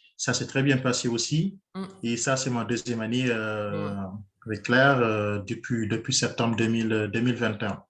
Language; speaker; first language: French; non-native, local second language; Wolof